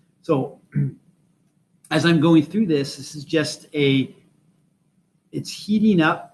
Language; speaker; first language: English; native; English